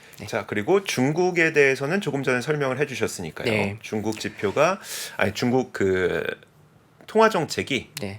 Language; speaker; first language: Korean; native; Korean